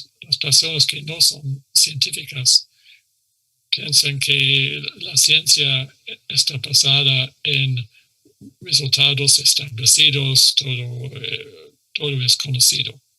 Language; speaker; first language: Spanish; non-native, fluent; English